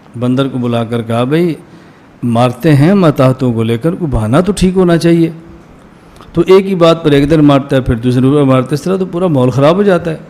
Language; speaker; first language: Urdu; non-native, local second language; Punjabi